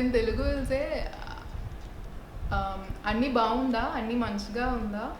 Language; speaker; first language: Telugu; non-native, learner; Tamil